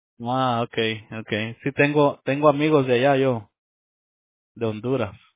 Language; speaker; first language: Spanish; early bilingual, heritage; Spanish